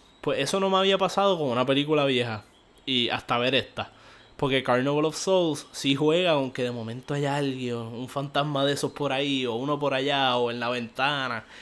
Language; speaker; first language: Spanish; native; Spanish